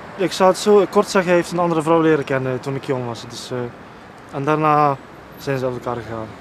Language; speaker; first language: Dutch; early bilingual, other home language; Polish